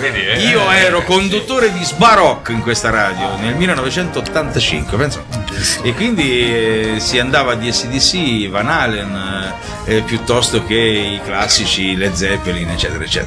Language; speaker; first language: Italian; native; Italian